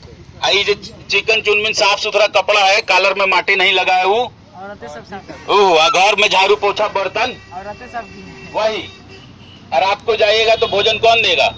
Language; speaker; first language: Hindi; non-native, local second language; Bhojpuri